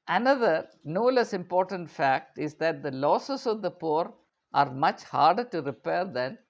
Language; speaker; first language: English; non-native, local second language; Malayalam